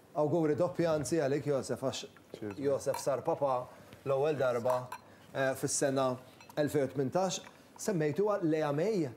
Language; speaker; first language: Maltese; native; Maltese